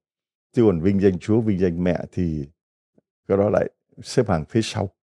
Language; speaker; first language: Vietnamese; native; Vietnamese